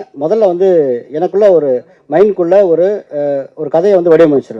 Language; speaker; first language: Tamil; native; Tamil